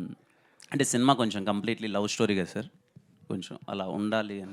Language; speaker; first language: Telugu; native; Telugu